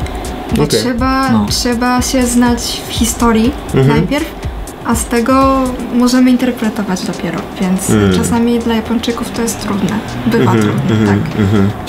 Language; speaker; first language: Polish; non-native, fluent; Japanese